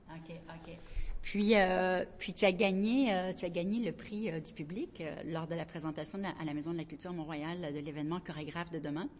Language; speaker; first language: French; native; French